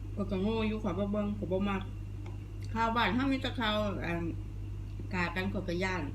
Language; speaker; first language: Thai; non-native, local second language; Northeastern Thai